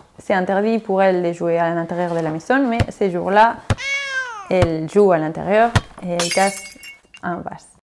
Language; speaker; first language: French; non-native, fluent; Spanish